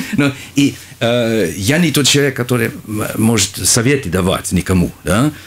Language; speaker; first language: Russian; non-native, fluent; German